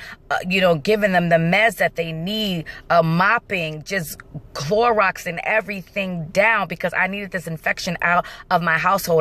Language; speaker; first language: English; native; English